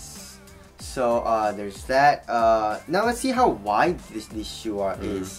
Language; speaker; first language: English; native; English